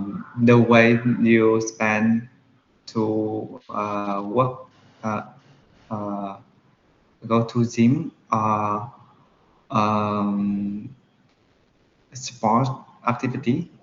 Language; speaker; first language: English; non-native, learner; Vietnamese